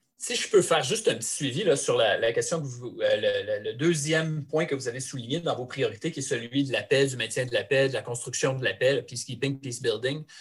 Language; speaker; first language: French; native; French